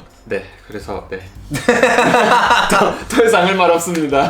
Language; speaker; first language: Korean; non-native, fluent; Russian